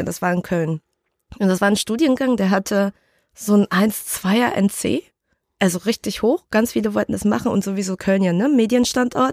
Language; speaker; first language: German; early bilingual, other home language; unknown